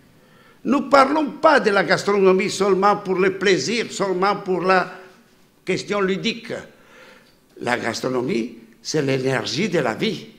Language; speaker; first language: French; non-native, fluent; Italian